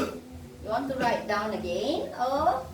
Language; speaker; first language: English; non-native, fluent; Indonesian